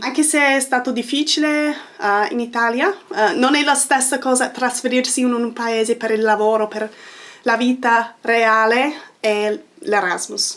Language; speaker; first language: Italian; non-native, fluent; English